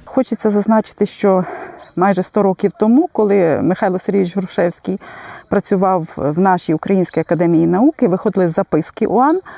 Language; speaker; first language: Ukrainian; native; Ukrainian